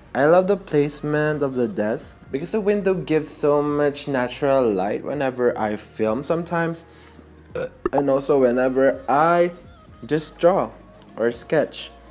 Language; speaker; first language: English; non-native, local second language; Filipino